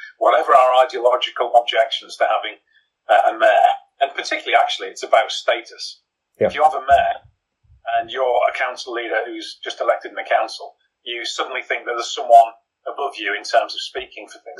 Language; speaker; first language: English; native; English